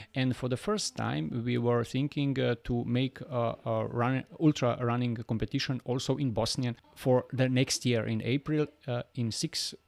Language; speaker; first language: English; non-native, learner; Bosnian